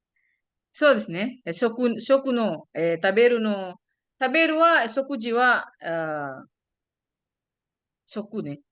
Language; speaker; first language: Japanese; non-native, fluent; Indonesian